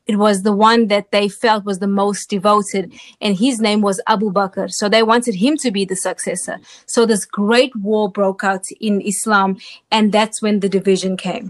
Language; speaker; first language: English; native; English